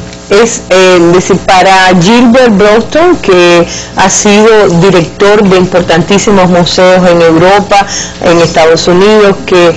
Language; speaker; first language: Spanish; native; Spanish